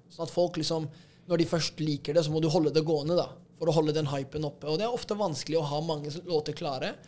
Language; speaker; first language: Norwegian; native; Norwegian